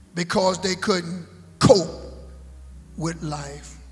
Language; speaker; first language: English; native; English